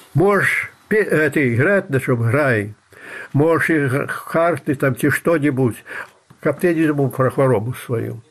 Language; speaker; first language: Russian; non-native, fluent; Belarusian